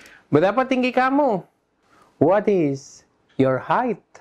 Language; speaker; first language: English; non-native, fluent; Indonesian